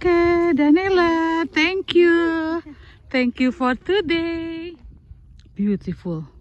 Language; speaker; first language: English; non-native, learner; Indonesian